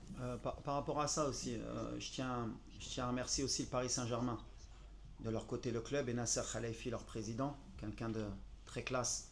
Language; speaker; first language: French; native; French